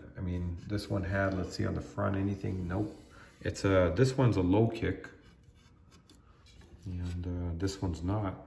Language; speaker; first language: English; native; English